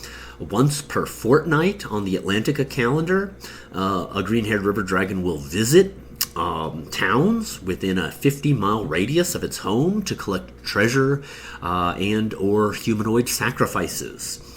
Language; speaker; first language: English; native; English